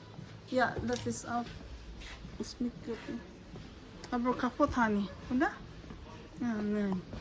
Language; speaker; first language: German; non-native, learner; Filipino